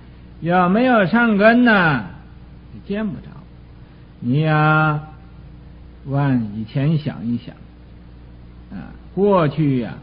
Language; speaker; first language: Chinese; native; Chinese